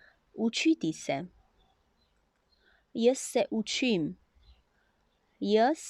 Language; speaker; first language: Slovenian; non-native, learner; Chinese